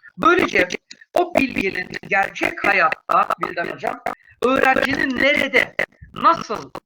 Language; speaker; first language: Turkish; native; Turkish